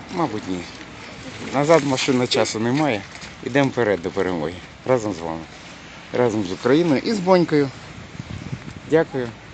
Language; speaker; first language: Ukrainian; non-native, local second language; Russian